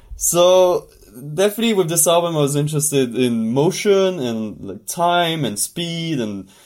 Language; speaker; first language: English; non-native, fluent; French